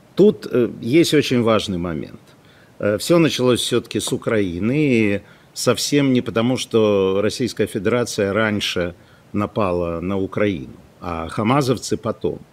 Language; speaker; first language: Russian; non-native, local second language; Ukrainian